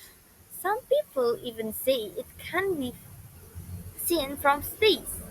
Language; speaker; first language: English; non-native, learner; Indonesian